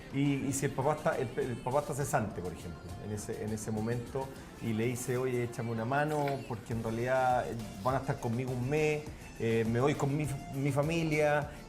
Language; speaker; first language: Spanish; native; Spanish